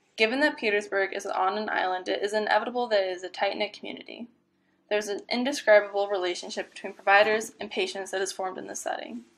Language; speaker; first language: English; native; English